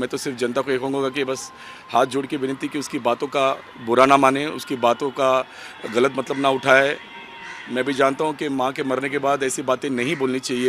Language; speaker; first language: Hindi; native; Hindi